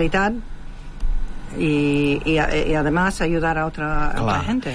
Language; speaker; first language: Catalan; non-native, local second language; Spanish